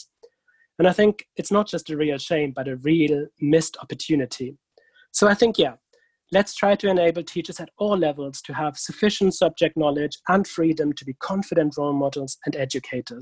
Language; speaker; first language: English; non-native, fluent; German